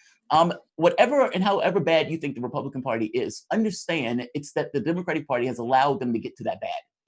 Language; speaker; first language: English; native; English